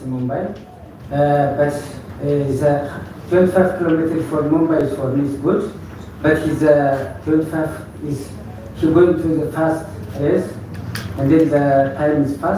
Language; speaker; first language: English; non-native, learner; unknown